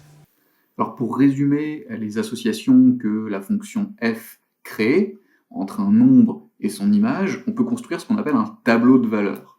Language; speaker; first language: French; native; French